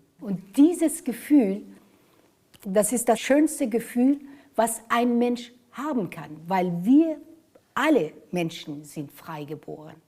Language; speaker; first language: German; non-native, fluent; Persian